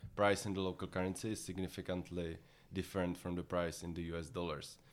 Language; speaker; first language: English; non-native, fluent; Czech